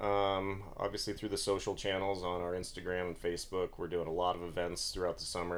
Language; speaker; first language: English; native; English